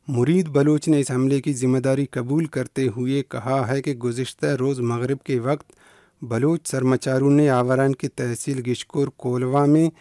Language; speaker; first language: Urdu; non-native, local second language; Baluchi